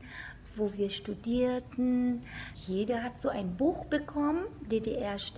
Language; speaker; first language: German; non-native, fluent; Vietnamese